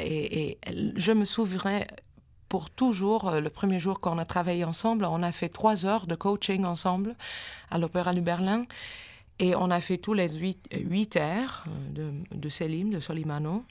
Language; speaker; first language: French; non-native, fluent; English